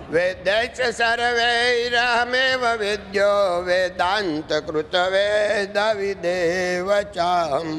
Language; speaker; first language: Hindi; non-native, local second language; Gujarati